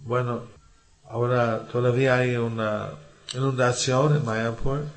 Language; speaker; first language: Spanish; non-native, learner; English